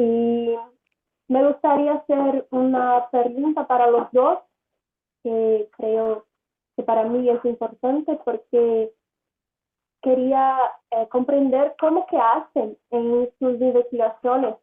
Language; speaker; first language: Spanish; non-native, learner; Portuguese